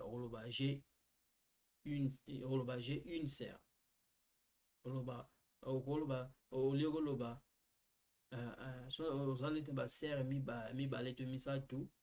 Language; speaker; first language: French; non-native, local second language; Lingala